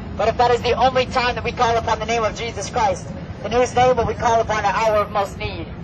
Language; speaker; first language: English; native; English